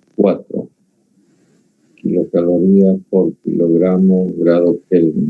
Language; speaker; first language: Spanish; native; Spanish